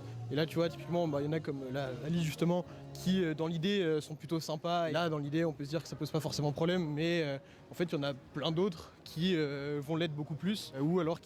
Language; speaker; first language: French; native; French